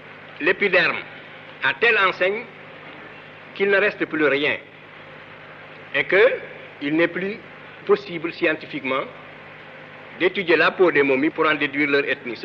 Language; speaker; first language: French; non-native, local second language; Wolof